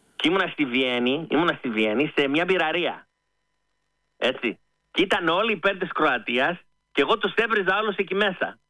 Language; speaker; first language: Greek; early bilingual, heritage; Greek